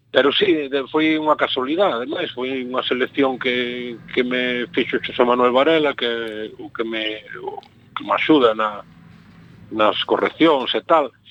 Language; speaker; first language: Galician; native; Galician